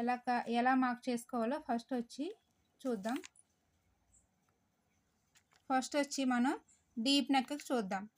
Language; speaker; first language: Telugu; native; Telugu